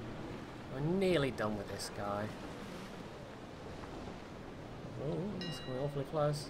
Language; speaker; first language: English; native; English